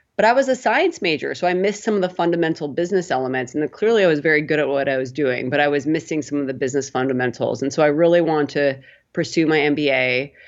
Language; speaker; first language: English; native; English